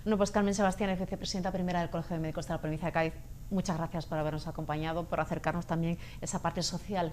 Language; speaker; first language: Spanish; native; Spanish